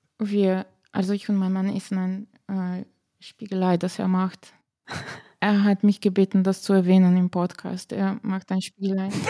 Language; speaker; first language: German; non-native, fluent; Slovenian